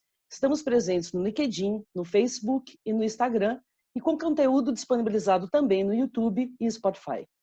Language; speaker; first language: Portuguese; native; Portuguese